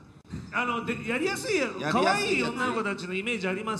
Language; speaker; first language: Japanese; native; Japanese